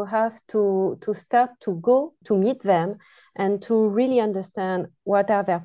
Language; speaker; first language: English; non-native, fluent; French